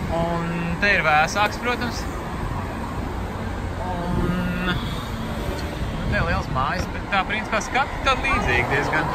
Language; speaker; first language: Latvian; native; Latvian